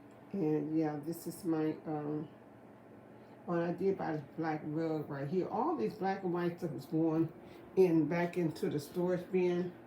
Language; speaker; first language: English; native; English